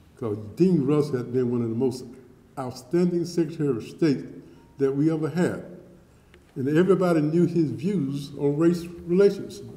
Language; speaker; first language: English; native; English